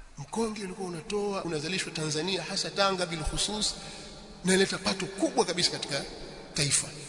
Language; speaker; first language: Swahili; native; Swahili